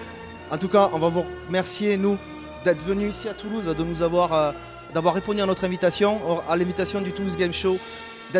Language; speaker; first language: French; native; French